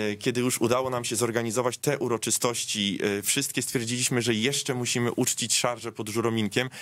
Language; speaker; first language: Polish; native; Polish